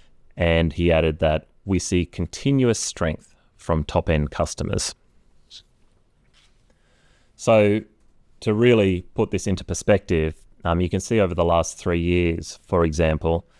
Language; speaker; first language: English; native; English